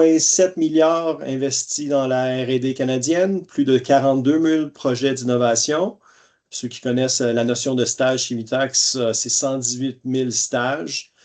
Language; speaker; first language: French; native; French